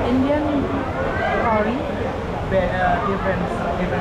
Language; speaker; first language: English; non-native, learner; Indonesian